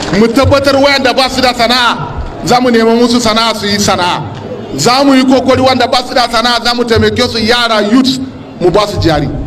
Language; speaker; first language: Hausa; non-native, local second language; Kanuri